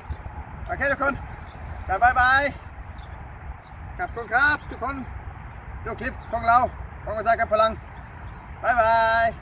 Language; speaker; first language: Thai; non-native, learner; German